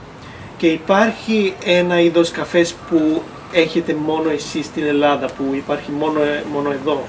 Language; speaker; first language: Greek; non-native, fluent; Italian